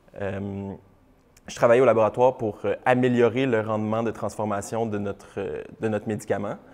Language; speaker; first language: French; native; French